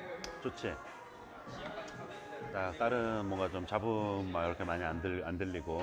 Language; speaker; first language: Korean; native; Korean